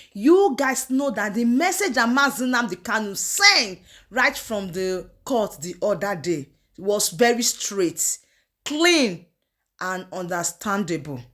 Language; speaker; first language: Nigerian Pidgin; non-native, local second language; Igbo